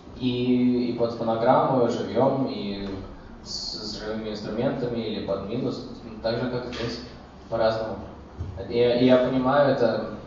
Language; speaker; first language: Russian; early bilingual, heritage; Russian